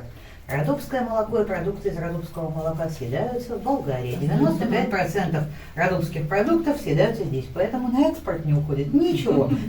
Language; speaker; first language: Russian; native; Russian